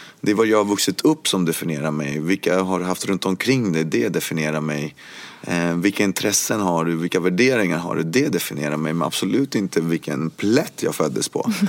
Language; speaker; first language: Swedish; early bilingual, other home language; Spanish